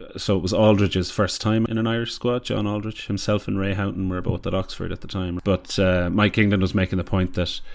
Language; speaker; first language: English; native; English